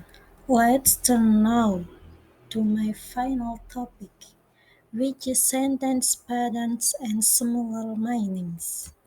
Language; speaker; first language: English; non-native, learner; Indonesian